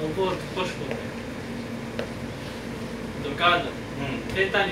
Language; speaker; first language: Arabic; non-native, learner; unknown